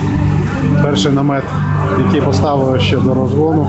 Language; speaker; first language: Ukrainian; native; Ukrainian